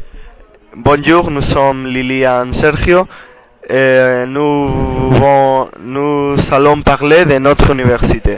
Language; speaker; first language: French; non-native, learner; Spanish